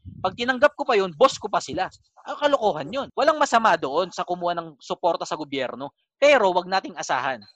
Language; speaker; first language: Filipino; native; Filipino